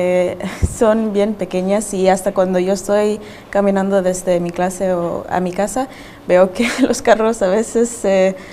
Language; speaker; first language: Spanish; early bilingual, heritage; Spanish